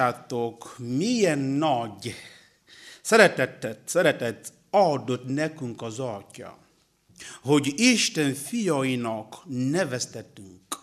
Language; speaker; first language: Hungarian; non-native, learner; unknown